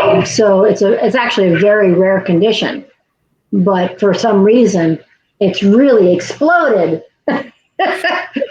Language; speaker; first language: English; native; English